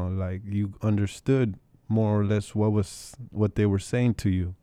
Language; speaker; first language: English; early bilingual, other home language; Spanish